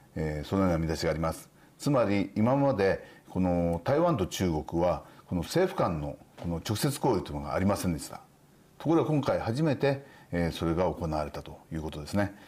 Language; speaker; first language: Japanese; native; Japanese